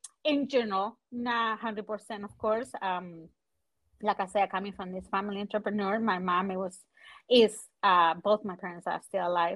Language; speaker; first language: English; non-native, fluent; Spanish